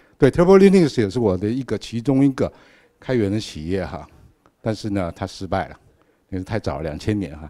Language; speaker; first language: Chinese; native; Chinese